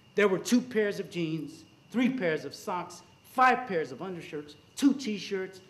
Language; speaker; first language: English; native; English